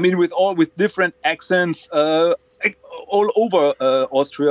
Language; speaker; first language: English; non-native, fluent; German